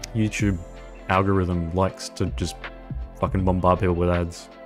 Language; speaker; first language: English; native; English